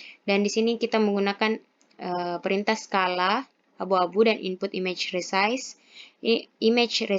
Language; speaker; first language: Indonesian; native; Indonesian